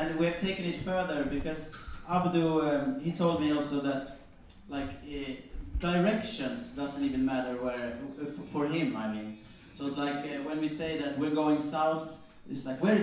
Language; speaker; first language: English; non-native, fluent; Mandingo